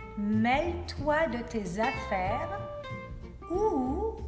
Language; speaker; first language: French; native; French